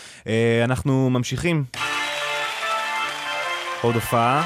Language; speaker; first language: Hebrew; native; Hebrew